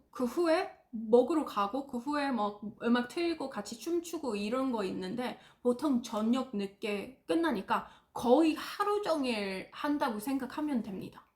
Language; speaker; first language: Korean; non-native, fluent; English